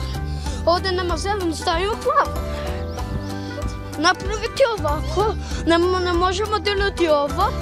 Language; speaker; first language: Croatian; early bilingual, heritage; Croatian